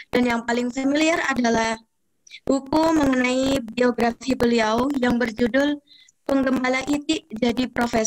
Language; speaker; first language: Indonesian; native; Indonesian